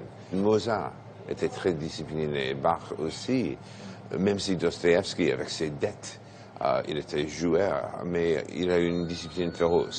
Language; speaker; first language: French; non-native, fluent; English